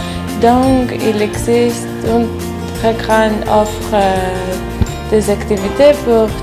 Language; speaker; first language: French; non-native, fluent; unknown